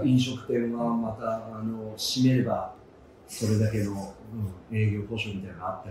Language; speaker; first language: Japanese; native; Japanese